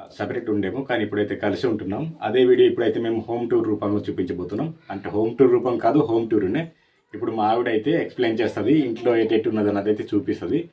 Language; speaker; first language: Telugu; non-native, local second language; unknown